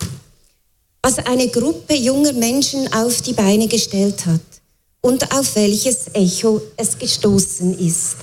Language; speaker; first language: German; native; German